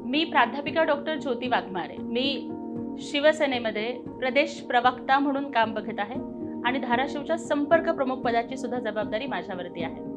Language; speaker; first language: Marathi; non-native, local second language; Telugu